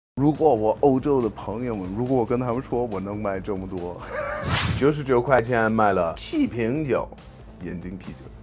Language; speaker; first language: Chinese; non-native, fluent; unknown